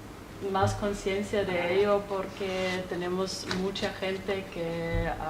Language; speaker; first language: Spanish; non-native, fluent; German